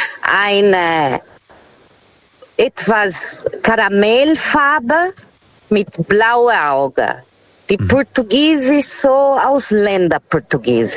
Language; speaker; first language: German; non-native, learner; Portuguese